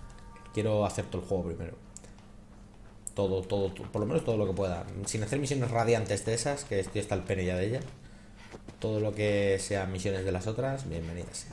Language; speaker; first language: Spanish; native; Spanish